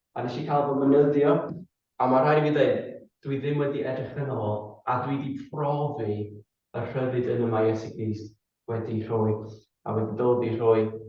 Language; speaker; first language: Welsh; non-native, fluent; English